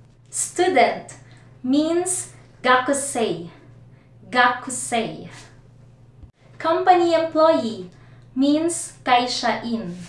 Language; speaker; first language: English; non-native, local second language; Filipino